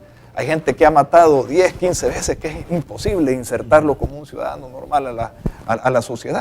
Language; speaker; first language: Spanish; native; Spanish